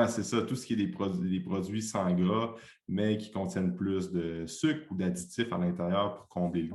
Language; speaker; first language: French; native; French